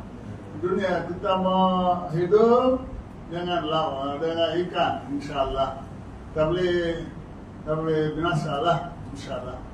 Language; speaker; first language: Indonesian; non-native, learner; Tamil